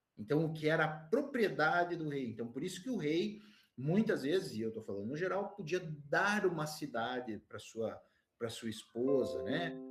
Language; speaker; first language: Portuguese; native; Portuguese